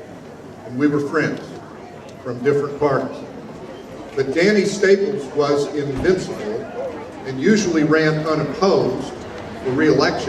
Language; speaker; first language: English; native; English